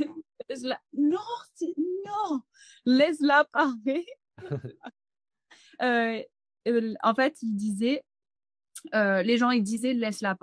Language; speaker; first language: French; non-native, fluent; English